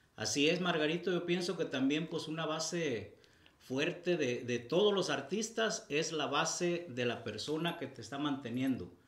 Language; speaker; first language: Spanish; native; Spanish